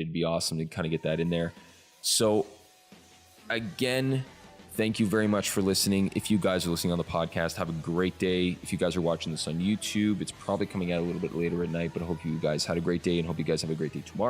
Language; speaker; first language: English; native; English